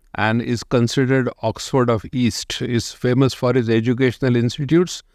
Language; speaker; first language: English; non-native, local second language; Marathi